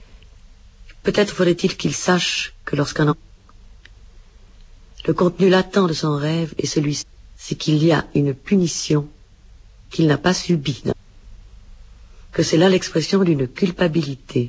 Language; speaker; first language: French; native; French